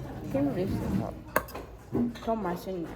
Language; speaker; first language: Korean; non-native, learner; Japanese